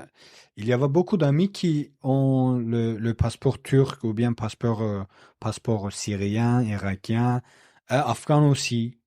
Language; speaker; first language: French; non-native, learner; Kurdish